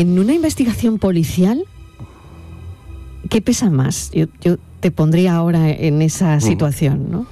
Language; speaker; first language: Spanish; native; Spanish